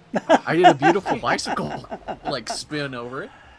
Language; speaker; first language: English; native; English